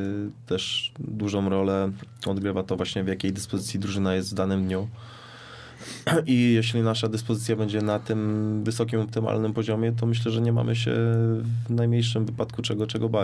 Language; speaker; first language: Polish; native; Polish